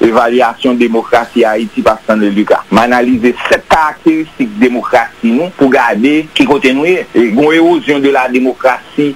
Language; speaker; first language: French; non-native, local second language; Haitian Creole